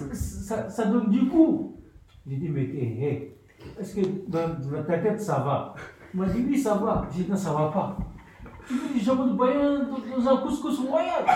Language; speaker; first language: French; non-native, fluent; Soninke